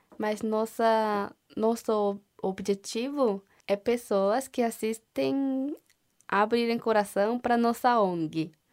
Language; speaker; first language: Portuguese; non-native, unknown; Korean